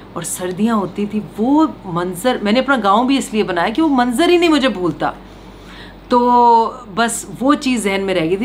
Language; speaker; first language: Urdu; non-native, local second language; Punjabi